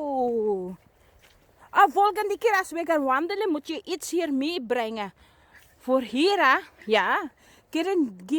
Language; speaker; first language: Dutch; non-native, learner; Filipino